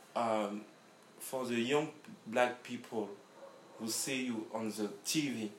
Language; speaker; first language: English; non-native, learner; French